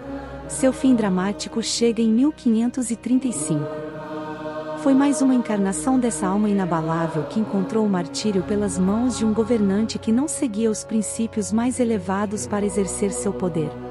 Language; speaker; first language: Portuguese; native; Portuguese